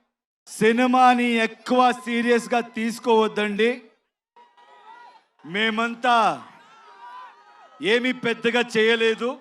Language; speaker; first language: Telugu; non-native, learner; Kannada